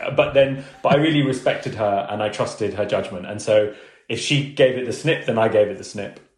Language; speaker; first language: English; early bilingual, other home language; Urdu